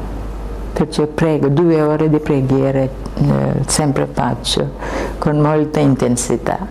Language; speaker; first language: Italian; non-native, learner; Malayalam